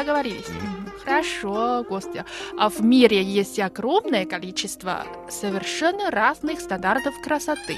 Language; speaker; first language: Russian; non-native, fluent; Chinese